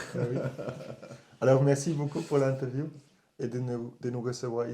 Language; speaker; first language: French; non-native, learner; German